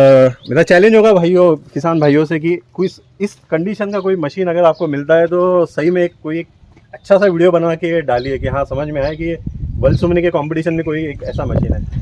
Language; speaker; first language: Hindi; non-native, local second language; Marathi